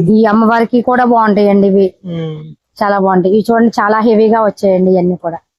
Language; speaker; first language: Telugu; native; Telugu